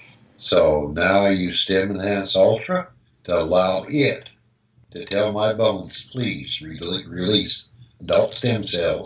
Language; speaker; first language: English; native; English